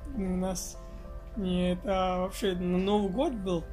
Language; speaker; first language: Russian; non-native, learner; Hindi